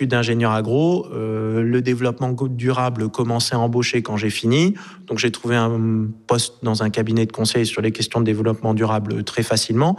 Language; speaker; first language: French; native; French